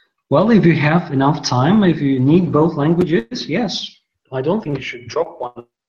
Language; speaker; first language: English; non-native, fluent; Polish